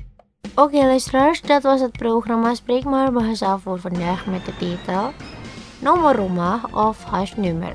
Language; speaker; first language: Dutch; non-native, learner; Indonesian